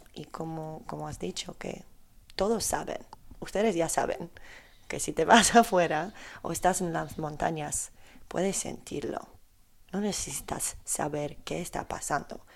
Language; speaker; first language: Spanish; non-native, learner; Polish